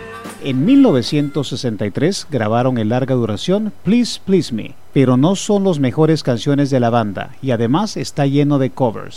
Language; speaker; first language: Spanish; native; Spanish